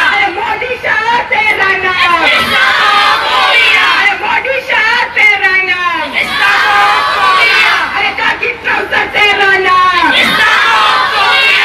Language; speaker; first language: Hindi; non-native, local second language; Malayalam